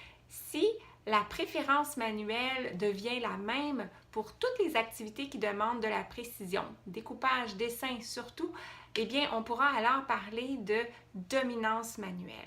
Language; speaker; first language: French; native; French